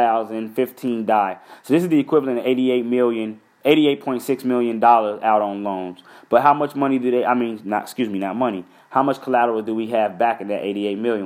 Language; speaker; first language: English; native; English